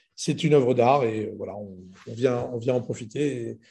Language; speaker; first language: French; non-native, local second language; Arabic